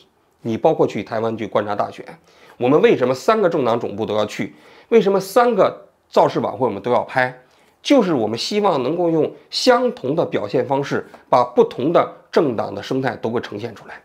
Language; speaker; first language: Chinese; native; Chinese